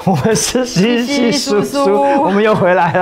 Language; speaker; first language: Chinese; native; Chinese